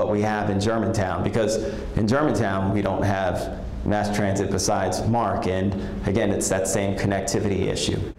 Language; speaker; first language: English; native; English